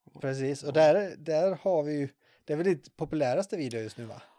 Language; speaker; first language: Swedish; native; Swedish